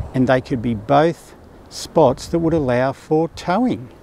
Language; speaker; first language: English; native; English